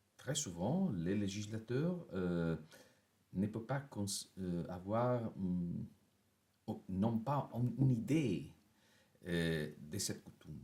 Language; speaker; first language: French; non-native, fluent; Italian